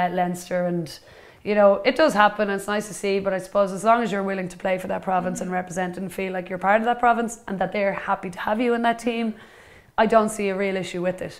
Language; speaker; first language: English; native; English